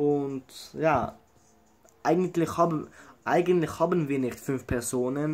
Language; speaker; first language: German; early bilingual, other home language; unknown